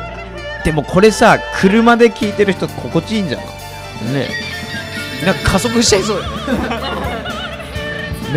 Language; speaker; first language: Japanese; native; Japanese